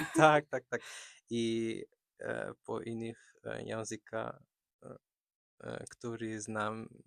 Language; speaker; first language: Polish; non-native, fluent; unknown